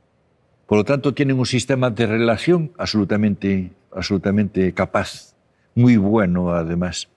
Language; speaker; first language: Spanish; native; Spanish